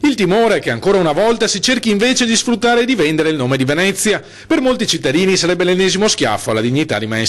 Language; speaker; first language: Italian; native; Italian